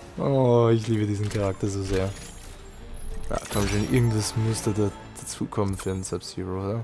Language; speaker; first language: German; native; German